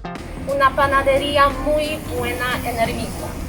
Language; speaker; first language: Spanish; non-native, fluent; Polish